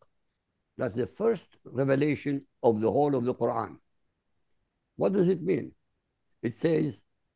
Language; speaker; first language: English; non-native, fluent; Arabic